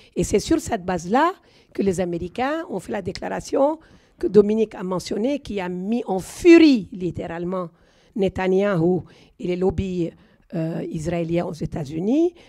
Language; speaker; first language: French; non-native, fluent; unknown